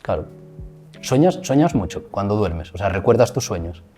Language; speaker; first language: Spanish; native; Spanish